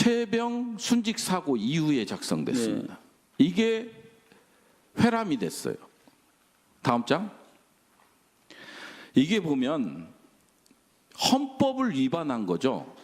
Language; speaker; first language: Korean; native; Korean